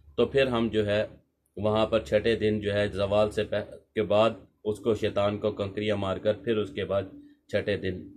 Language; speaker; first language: Urdu; non-native, local second language; Punjabi